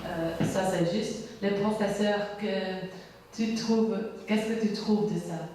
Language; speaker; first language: French; non-native, learner; Dutch